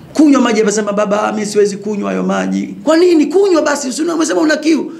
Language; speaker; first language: Swahili; native; Swahili